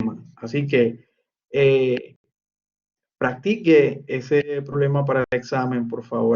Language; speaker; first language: Spanish; native; Spanish